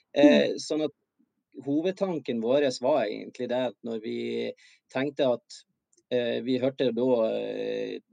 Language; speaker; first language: Norwegian; native; Norwegian